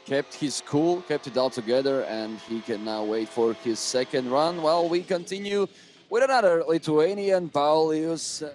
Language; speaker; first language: English; non-native, fluent; Latvian